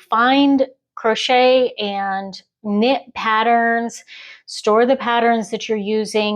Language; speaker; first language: English; native; English